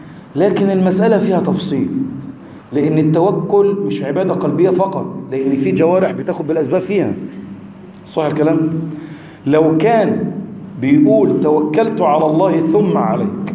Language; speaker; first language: Arabic; native; Arabic